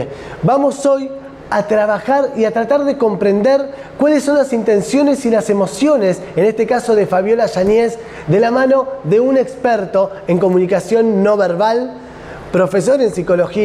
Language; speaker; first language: Spanish; native; Spanish